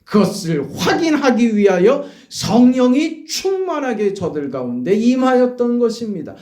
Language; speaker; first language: Korean; native; Korean